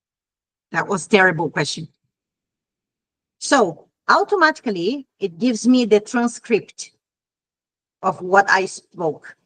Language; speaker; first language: English; non-native, fluent; Portuguese